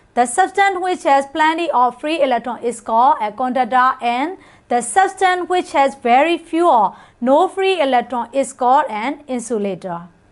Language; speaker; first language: English; non-native, fluent; Burmese